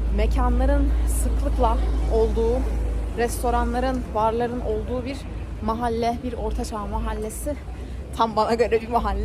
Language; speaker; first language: Turkish; native; Turkish